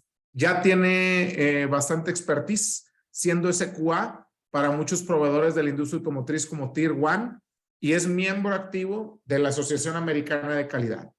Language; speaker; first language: Spanish; native; Spanish